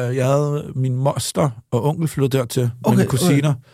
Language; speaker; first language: Danish; early bilingual, other home language; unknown